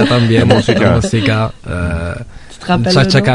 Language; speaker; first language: Spanish; non-native, learner; Arabic